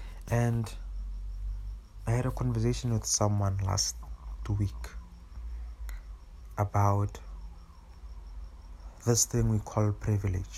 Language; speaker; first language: English; non-native, local second language; Northern Sotho